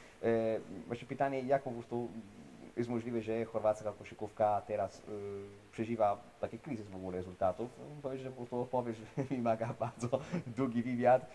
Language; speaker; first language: Polish; non-native, fluent; Italian